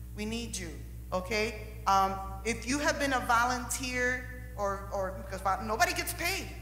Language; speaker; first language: English; early bilingual, other home language; Spanish